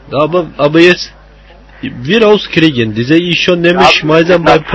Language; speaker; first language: German; non-native, learner; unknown